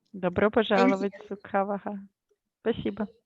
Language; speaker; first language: Russian; native; Russian